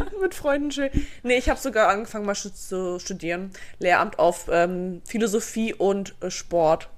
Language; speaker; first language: German; early bilingual, other home language; Bosnian